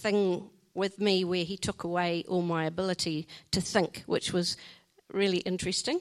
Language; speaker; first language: English; native; English